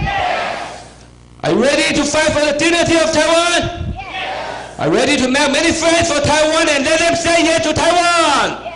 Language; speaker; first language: English; non-native, fluent; Chinese